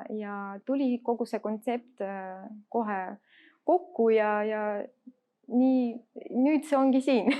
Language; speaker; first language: Estonian; non-native, local second language; Russian